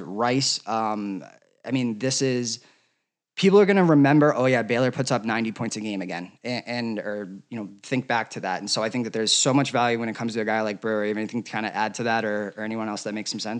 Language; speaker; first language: English; native; English